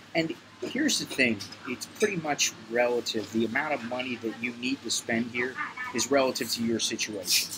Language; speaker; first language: English; native; English